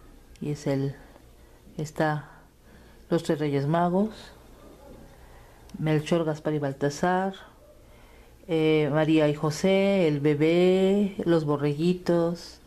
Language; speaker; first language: Spanish; native; Spanish